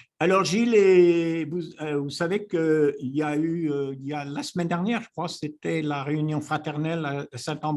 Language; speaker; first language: French; native; French